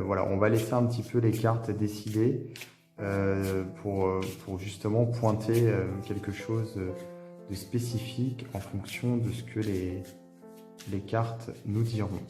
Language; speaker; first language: French; native; French